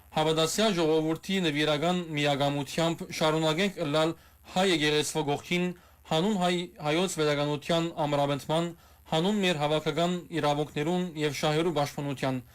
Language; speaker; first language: Armenian; early bilingual, heritage; Armenian